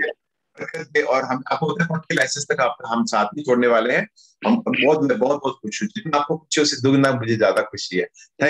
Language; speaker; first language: Hindi; native; Hindi